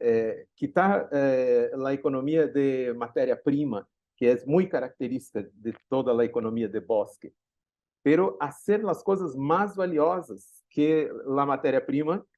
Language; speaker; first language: Spanish; non-native, learner; Portuguese